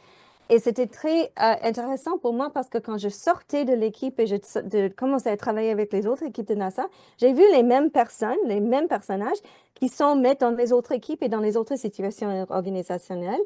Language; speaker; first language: French; non-native, fluent; English